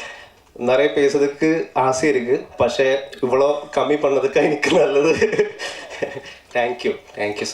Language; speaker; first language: Tamil; non-native, learner; Malayalam